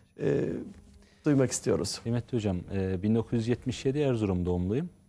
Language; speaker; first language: Turkish; native; Turkish